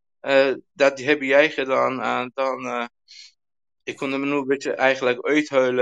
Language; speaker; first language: Dutch; non-native, learner; Persian